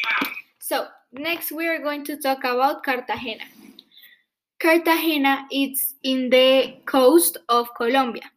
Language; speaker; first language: English; non-native, fluent; Spanish